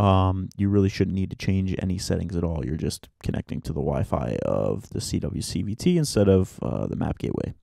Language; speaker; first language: English; native; English